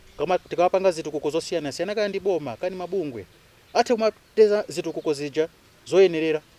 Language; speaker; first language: Nyanja; non-native, local second language; Tumbuka